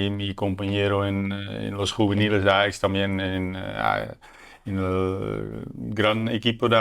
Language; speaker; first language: Spanish; non-native, learner; Dutch